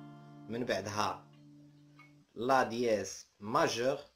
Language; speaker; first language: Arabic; native; Arabic